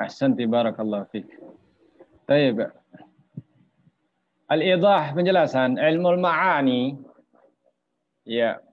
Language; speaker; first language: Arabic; non-native, fluent; Indonesian